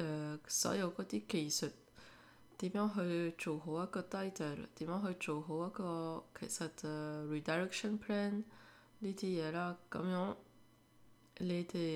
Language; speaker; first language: Cantonese; early bilingual, heritage; French